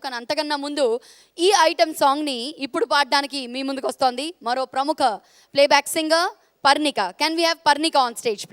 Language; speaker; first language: Telugu; native; Telugu